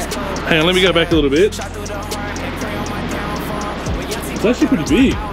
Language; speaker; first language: English; native; English